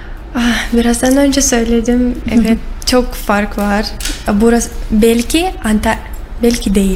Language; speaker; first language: Turkish; non-native, learner; Russian